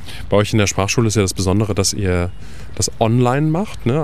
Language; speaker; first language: German; native; German